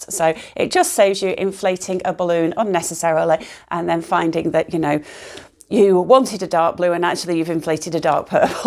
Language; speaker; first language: English; native; English